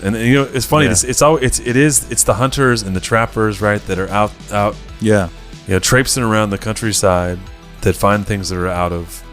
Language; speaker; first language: English; native; English